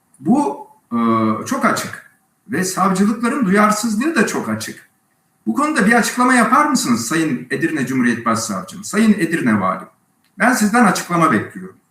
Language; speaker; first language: Turkish; native; Turkish